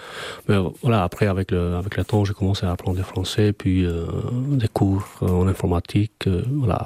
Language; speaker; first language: French; non-native, fluent; Albanian